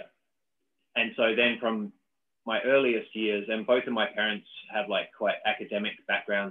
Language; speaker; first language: English; native; English